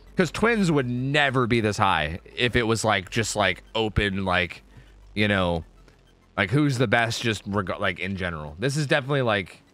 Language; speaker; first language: English; native; English